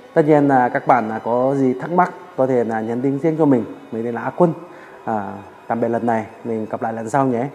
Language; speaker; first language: Vietnamese; non-native, fluent; Chinese